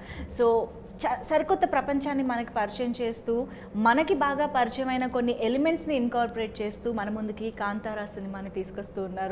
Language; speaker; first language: Telugu; native; Telugu